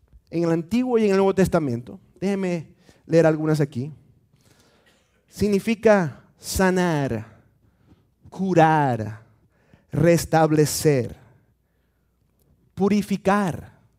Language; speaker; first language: Spanish; native; Spanish